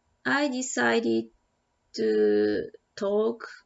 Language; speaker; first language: English; non-native, learner; Japanese